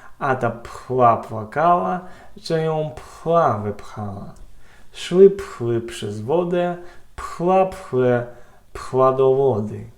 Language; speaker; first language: Polish; non-native, learner; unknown